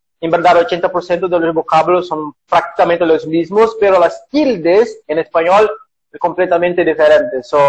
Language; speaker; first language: Spanish; non-native, learner; Portuguese